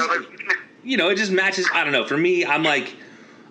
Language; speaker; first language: English; native; English